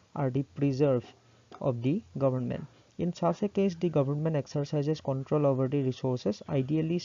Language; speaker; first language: English; non-native, local second language; Assamese